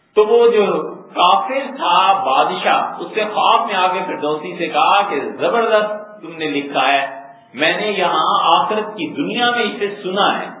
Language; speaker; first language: Urdu; native; Urdu